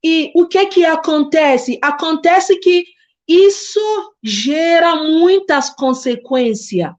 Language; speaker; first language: Portuguese; non-native, fluent; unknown